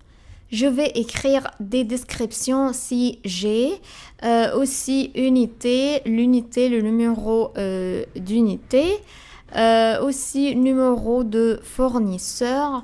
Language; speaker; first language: French; non-native, fluent; Arabic